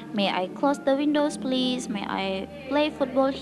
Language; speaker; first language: English; non-native, fluent; Indonesian